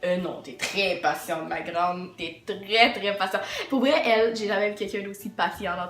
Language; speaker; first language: French; native; French